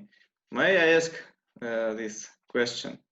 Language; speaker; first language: English; non-native, learner; Russian